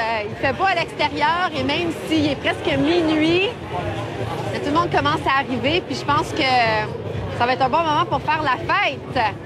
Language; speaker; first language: French; native; French